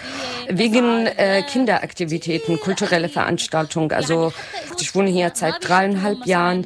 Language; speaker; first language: German; non-native, learner; Arabic